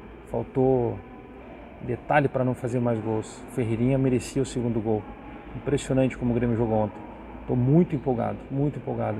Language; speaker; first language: Portuguese; native; Portuguese